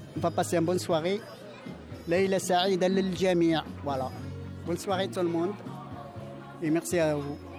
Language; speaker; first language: French; non-native, local second language; Arabic